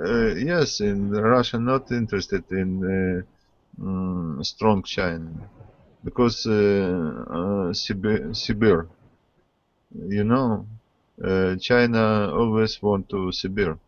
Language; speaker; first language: English; non-native, learner; Russian